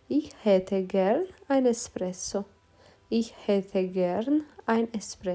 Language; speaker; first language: German; non-native, fluent; Romanian